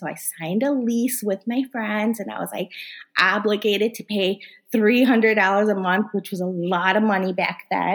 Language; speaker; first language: English; early bilingual, other home language; Korean